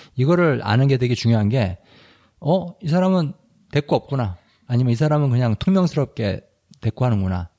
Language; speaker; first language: Korean; native; Korean